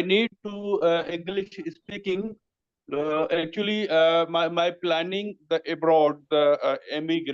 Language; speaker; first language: English; non-native, learner; Urdu